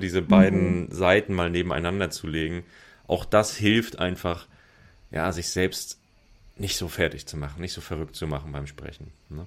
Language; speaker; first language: German; native; German